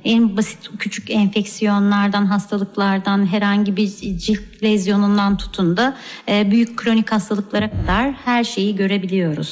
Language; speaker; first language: Turkish; native; Turkish